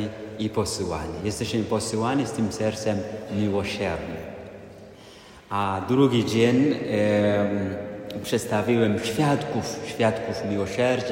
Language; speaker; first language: Polish; non-native, fluent; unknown